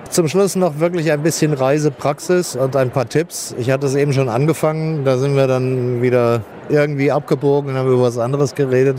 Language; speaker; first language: German; native; German